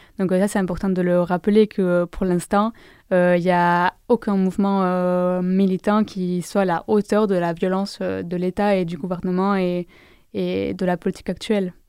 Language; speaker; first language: French; non-native, fluent; Spanish